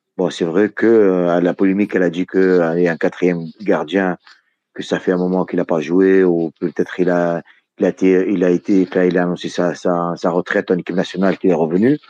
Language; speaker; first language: French; non-native, local second language; Arabic